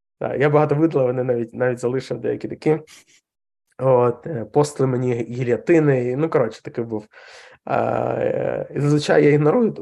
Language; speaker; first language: Ukrainian; non-native, local second language; Russian